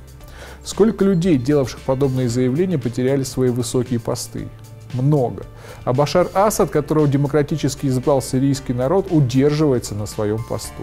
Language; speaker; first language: Russian; native; Russian